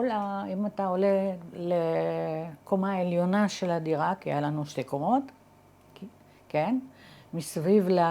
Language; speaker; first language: Hebrew; early bilingual, other home language; Arabic